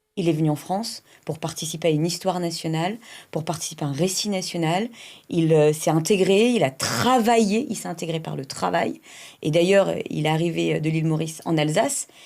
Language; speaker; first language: French; native; French